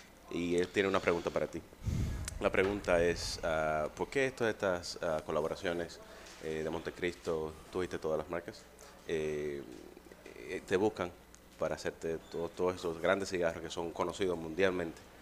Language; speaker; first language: Spanish; native; Spanish